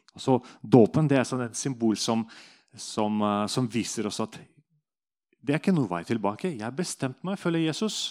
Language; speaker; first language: Norwegian; non-native, fluent; Russian